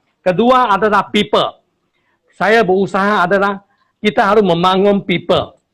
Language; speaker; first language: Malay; non-native, local second language; Chinese